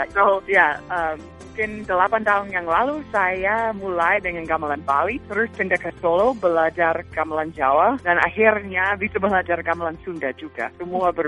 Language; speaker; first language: Indonesian; non-native, fluent; English